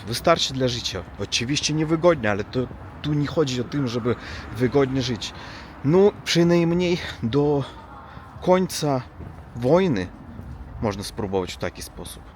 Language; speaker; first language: Polish; non-native, learner; Russian